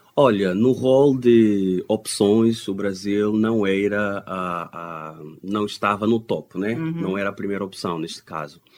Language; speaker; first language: Portuguese; non-native, local second language; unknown